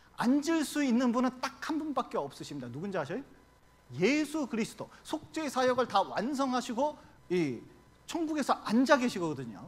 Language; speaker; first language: Korean; native; Korean